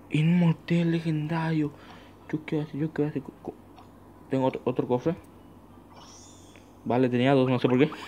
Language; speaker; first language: Spanish; native; Spanish